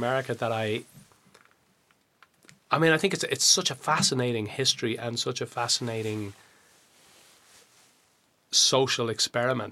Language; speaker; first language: English; native; English